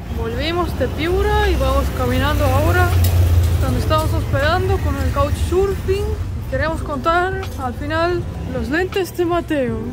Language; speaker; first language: Spanish; non-native, fluent; Estonian